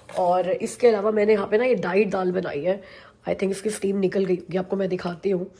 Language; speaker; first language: Hindi; native; Hindi